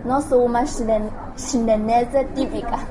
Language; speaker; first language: Portuguese; non-native, learner; Chinese